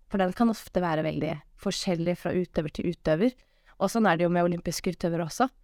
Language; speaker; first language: Norwegian; native; Norwegian